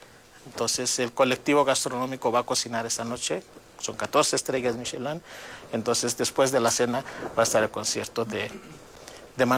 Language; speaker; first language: Spanish; non-native, fluent; Greek